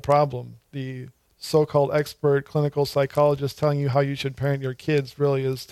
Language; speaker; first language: English; native; English